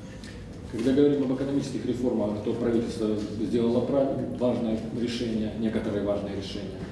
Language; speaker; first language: Russian; native; Russian